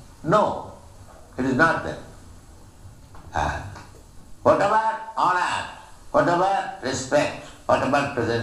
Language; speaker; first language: English; non-native, local second language; Bangla